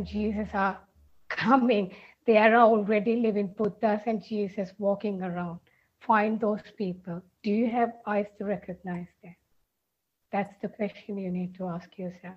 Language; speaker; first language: English; non-native, local second language; Sinhala